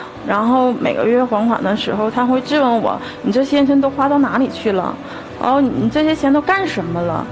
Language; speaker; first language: Chinese; native; Chinese